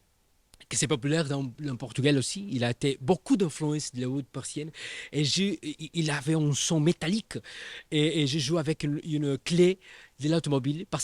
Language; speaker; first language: French; non-native, learner; Portuguese